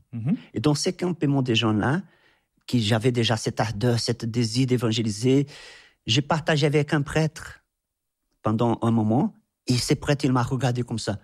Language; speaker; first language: French; non-native, fluent; Portuguese